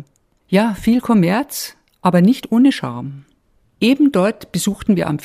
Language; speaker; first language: German; native; German